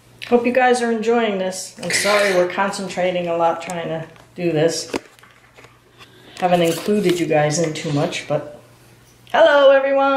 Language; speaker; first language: English; native; English